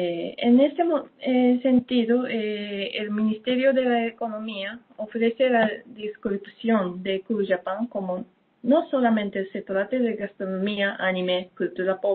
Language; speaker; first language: Spanish; non-native, fluent; Japanese